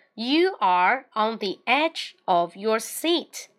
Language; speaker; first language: English; non-native, fluent; Chinese